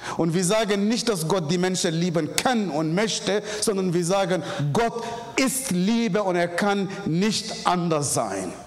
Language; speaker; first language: German; non-native, fluent; Arabic